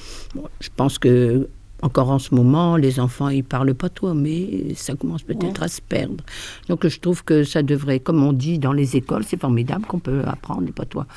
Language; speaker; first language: French; native; French